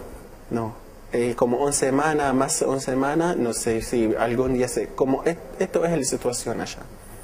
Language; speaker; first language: Spanish; non-native, learner; Arabic